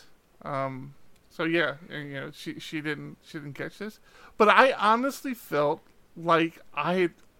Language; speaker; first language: English; native; English